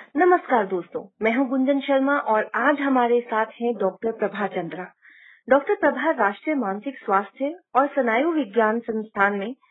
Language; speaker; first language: Hindi; native; Hindi